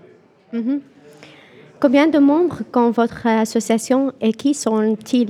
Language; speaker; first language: French; non-native, fluent; Arabic